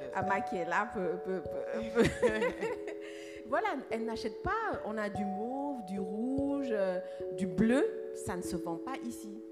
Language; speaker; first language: French; early bilingual, other home language; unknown